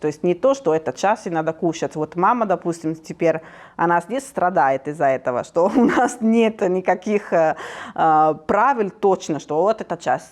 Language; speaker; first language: Russian; non-native, fluent; Italian